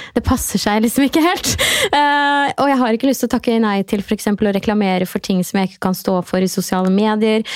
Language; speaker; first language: Norwegian; native; Norwegian